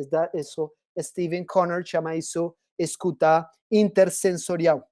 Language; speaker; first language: Portuguese; non-native, fluent; Spanish